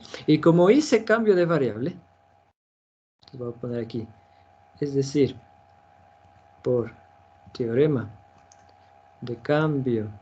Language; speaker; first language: Spanish; native; Spanish